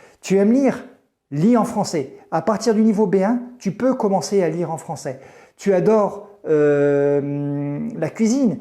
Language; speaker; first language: French; native; French